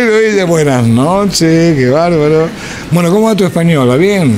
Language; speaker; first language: Spanish; native; Spanish